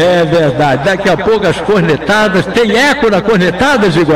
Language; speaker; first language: Portuguese; native; Portuguese